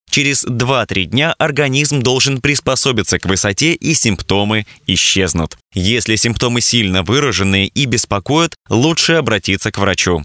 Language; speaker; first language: Russian; native; Russian